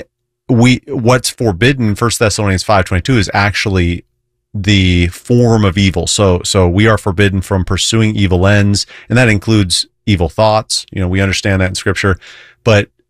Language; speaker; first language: English; native; English